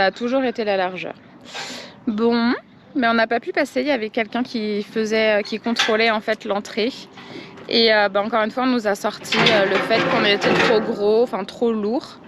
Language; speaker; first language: French; native; French